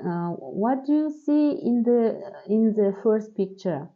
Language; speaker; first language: English; non-native, learner; Kazakh